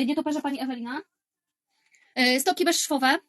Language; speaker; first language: Polish; native; Polish